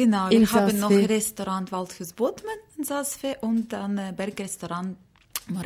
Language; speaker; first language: German; non-native, learner; Ukrainian